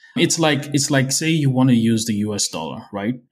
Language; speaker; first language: English; non-native, local second language; Yoruba